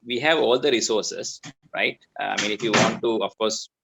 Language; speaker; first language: English; non-native, local second language; Sinhala